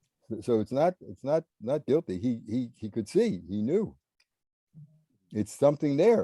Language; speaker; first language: English; native; English